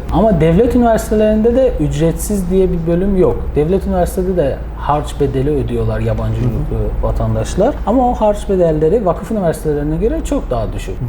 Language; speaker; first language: Turkish; non-native, fluent; Persian